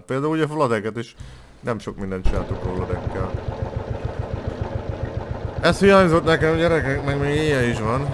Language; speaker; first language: Hungarian; native; Hungarian